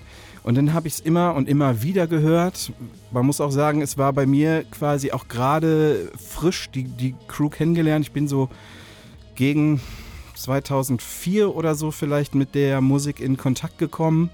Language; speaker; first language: German; native; German